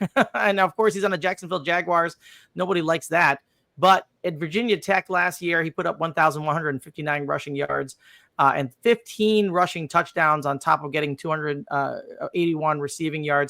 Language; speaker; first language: English; native; English